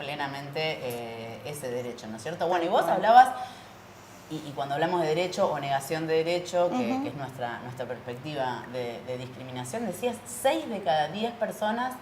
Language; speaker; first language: Spanish; native; Spanish